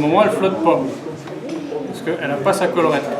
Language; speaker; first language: French; native; French